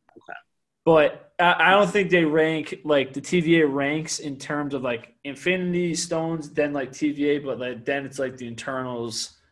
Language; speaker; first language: English; native; English